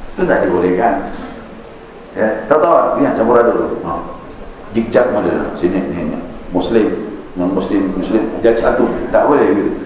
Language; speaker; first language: Malay; native; Malay